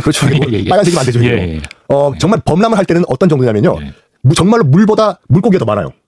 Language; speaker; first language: Korean; native; Korean